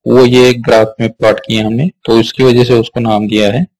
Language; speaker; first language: Hindi; non-native, local second language; Marathi